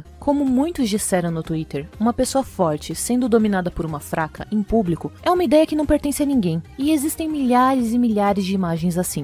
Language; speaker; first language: Portuguese; native; Portuguese